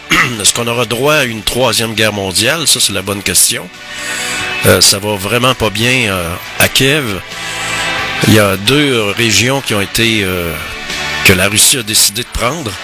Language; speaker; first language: French; native; French